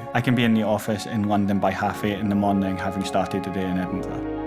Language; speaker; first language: English; native; English